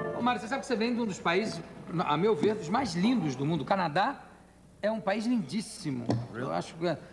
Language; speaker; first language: Portuguese; native; Portuguese